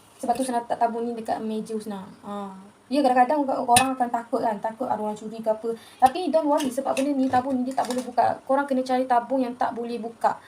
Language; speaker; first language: Malay; native; Malay